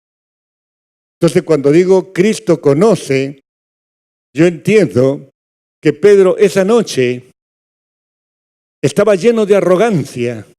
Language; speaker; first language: Spanish; native; Spanish